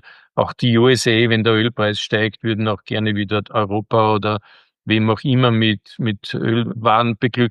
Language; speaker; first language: German; native; German